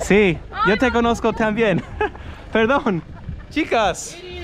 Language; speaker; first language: Spanish; non-native, fluent; English